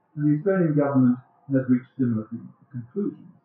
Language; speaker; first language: English; native; English